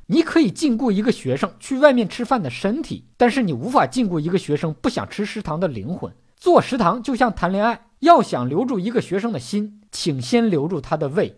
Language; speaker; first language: Chinese; native; Chinese